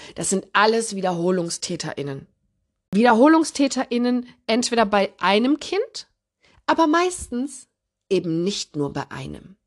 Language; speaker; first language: German; early bilingual, other home language; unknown